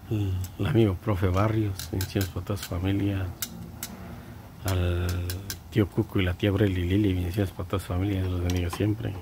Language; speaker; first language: Spanish; native; Spanish